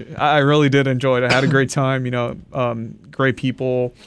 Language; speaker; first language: English; early bilingual, other home language; Japanese